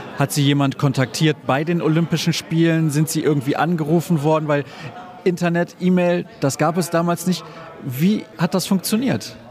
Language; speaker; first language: German; native; German